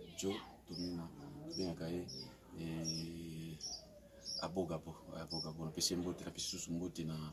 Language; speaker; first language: Lingala; non-native, local second language; Swahili